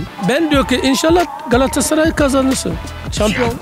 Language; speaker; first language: Turkish; non-native, learner; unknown